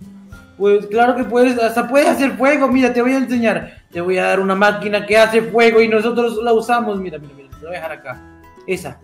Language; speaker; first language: Spanish; native; Spanish